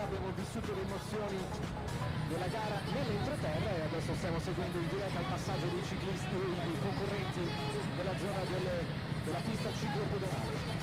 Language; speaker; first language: Italian; native; Italian